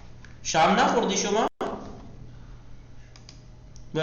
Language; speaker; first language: Persian; non-native, fluent; Urdu